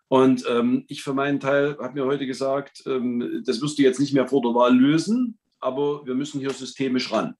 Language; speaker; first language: German; native; German